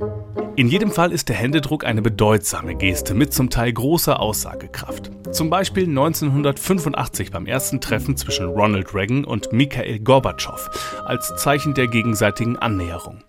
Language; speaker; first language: German; native; German